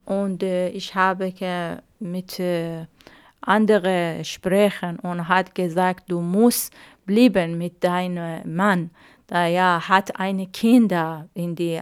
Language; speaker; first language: German; non-native, learner; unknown